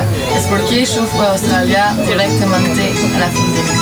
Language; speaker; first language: Spanish; non-native, learner; French